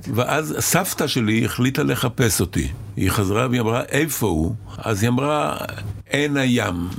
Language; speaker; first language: Hebrew; early bilingual, other home language; Arabic